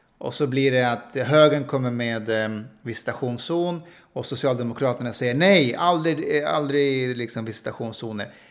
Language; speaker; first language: Swedish; early bilingual, other home language; Persian